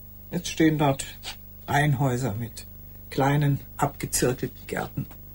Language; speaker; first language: German; native; German